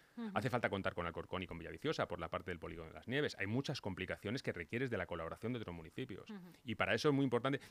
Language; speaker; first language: Spanish; native; Spanish